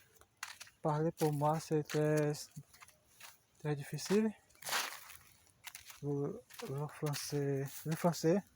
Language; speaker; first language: French; non-native, learner; Portuguese